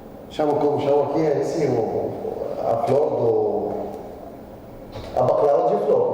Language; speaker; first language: Portuguese; non-native, learner; Arabic